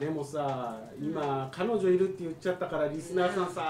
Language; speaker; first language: Japanese; native; Japanese